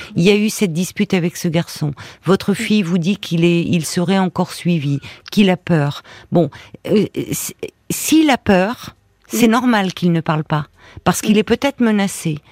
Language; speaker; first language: French; native; French